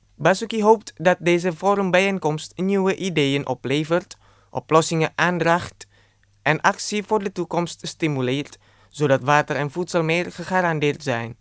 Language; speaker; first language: Dutch; non-native, fluent; Indonesian